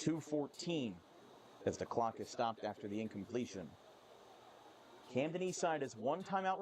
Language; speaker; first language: English; native; English